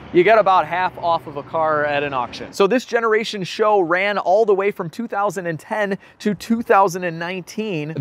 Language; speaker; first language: English; native; English